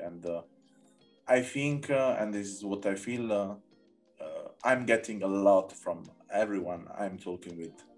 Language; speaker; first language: English; non-native, learner; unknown